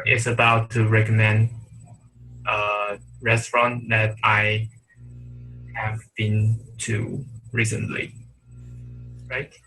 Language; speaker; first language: English; non-native, learner; Chinese